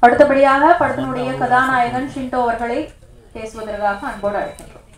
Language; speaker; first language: Tamil; native; Tamil